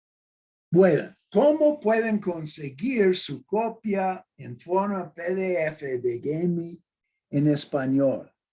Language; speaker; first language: Spanish; non-native, fluent; English